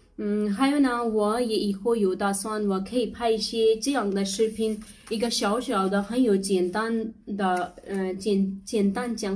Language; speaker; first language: Chinese; non-native, learner; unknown